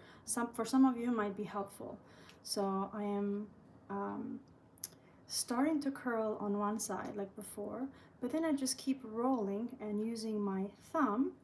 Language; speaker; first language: English; early bilingual, other home language; Albanian